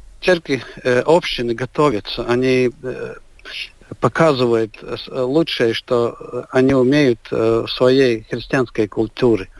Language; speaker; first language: Russian; non-native, local second language; Latvian